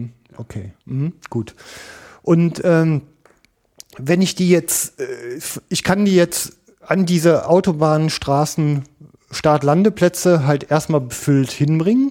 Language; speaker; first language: German; native; German